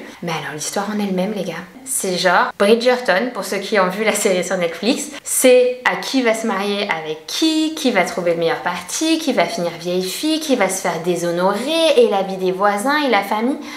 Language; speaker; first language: French; native; French